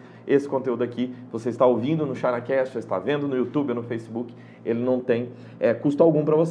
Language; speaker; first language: Portuguese; native; Portuguese